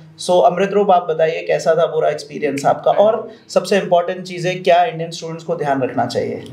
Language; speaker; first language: Hindi; non-native, local second language; Punjabi